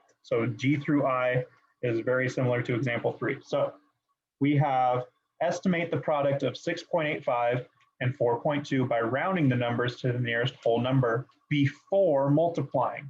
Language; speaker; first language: English; native; English